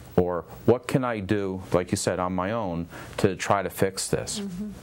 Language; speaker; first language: English; native; English